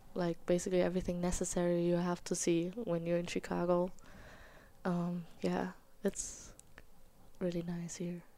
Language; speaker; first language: English; non-native, fluent; German